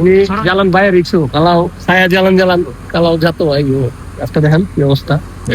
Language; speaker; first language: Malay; non-native, learner; Bangla